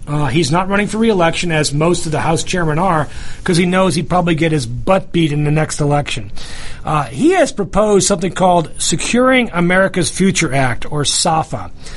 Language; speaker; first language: English; native; English